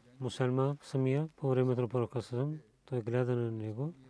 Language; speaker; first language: Bulgarian; non-native, learner; Urdu